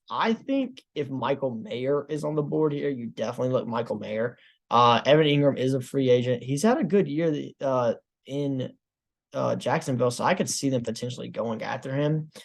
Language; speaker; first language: English; native; English